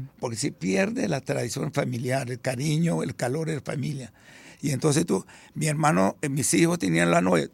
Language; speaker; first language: Spanish; early bilingual, other home language; Italian